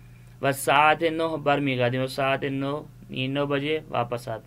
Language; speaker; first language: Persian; non-native, fluent; Urdu